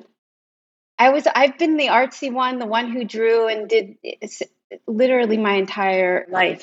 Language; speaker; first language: English; native; English